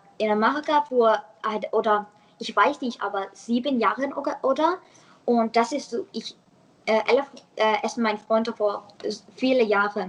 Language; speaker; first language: German; non-native, learner; English